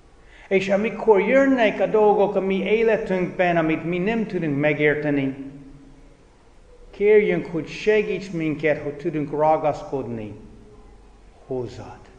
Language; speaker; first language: Hungarian; non-native, fluent; English